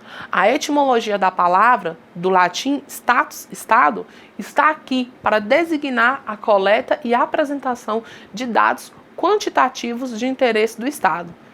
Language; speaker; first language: Portuguese; native; Portuguese